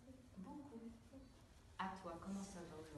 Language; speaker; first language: French; native; French